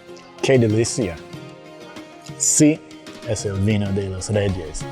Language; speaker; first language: Spanish; early bilingual, heritage; English